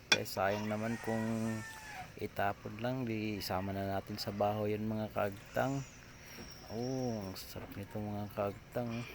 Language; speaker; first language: Filipino; non-native, local second language; Cebuano